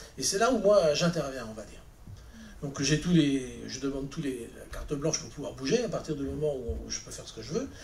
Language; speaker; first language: French; native; French